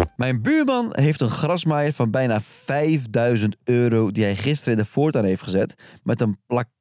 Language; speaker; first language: Dutch; early bilingual, other home language; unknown